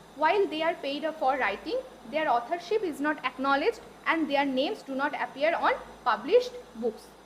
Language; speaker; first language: English; non-native, local second language; Bangla